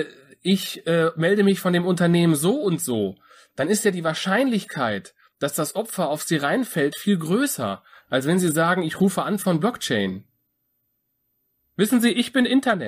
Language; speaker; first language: German; native; German